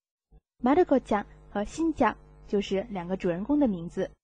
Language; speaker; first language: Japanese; non-native, fluent; Chinese